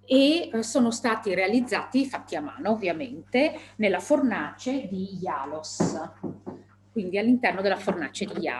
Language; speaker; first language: Italian; native; Italian